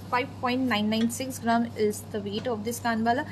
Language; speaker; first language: Hindi; non-native, local second language; Bangla